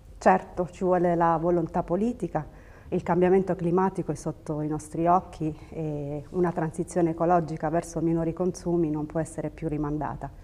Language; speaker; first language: Italian; early bilingual, other home language; Tigrinya